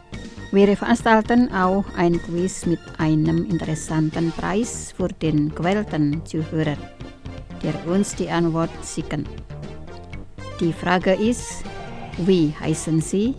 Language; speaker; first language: German; non-native, fluent; Indonesian